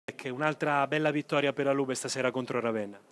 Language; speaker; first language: Italian; native; Italian